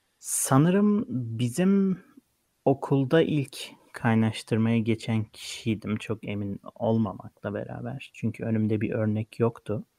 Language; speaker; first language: Turkish; native; Turkish